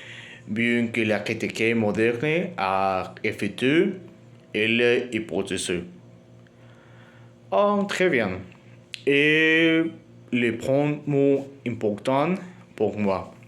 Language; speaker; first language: French; non-native, learner; Spanish